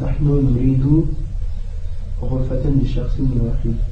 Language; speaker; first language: Arabic; non-native, learner; French